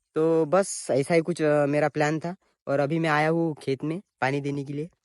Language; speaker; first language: Hindi; non-native, local second language; Marathi